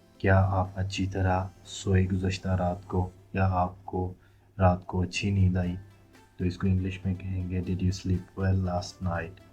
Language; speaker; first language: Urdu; native; Urdu